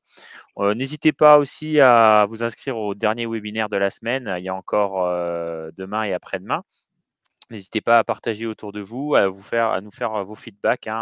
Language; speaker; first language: French; native; French